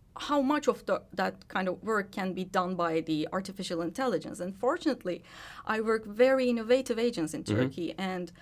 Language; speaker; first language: English; non-native, fluent; Turkish